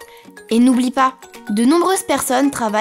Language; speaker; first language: French; native; French